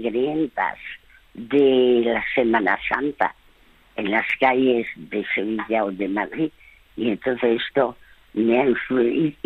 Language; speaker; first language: Spanish; early bilingual, other home language; French